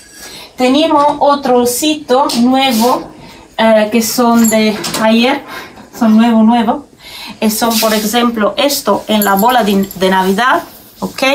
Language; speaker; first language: Spanish; non-native, learner; Italian